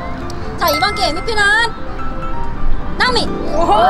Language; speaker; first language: Korean; native; Korean